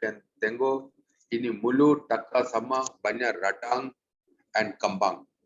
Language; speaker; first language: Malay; non-native, local second language; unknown